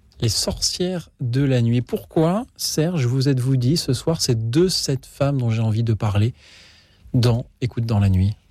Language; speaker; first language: French; native; French